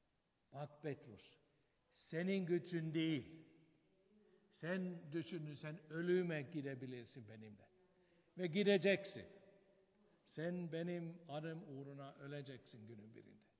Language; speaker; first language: Turkish; non-native, fluent; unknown